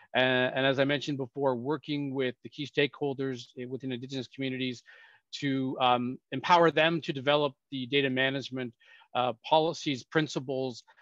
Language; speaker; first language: English; native; English